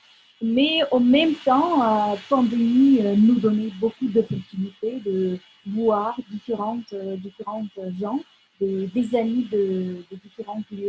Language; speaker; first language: French; non-native, fluent; Russian